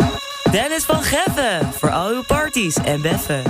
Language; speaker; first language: Dutch; native; Dutch